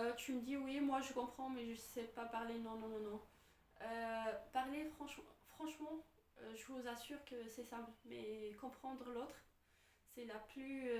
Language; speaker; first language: French; non-native, fluent; Arabic